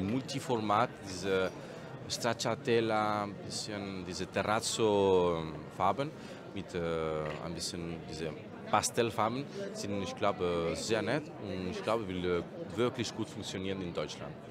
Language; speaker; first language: German; non-native, learner; Spanish